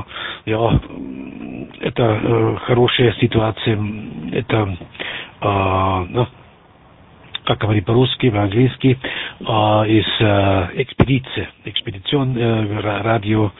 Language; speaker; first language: Russian; non-native, learner; German